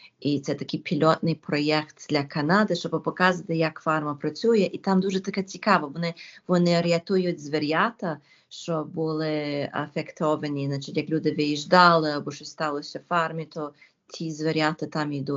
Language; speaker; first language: Ukrainian; early bilingual, heritage; Ukrainian